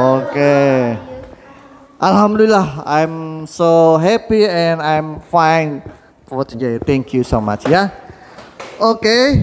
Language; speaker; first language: English; non-native, fluent; Indonesian